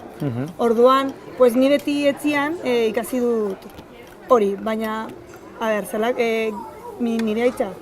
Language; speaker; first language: Basque; non-native, learner; Spanish